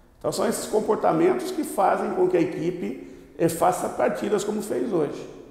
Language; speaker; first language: Portuguese; native; Portuguese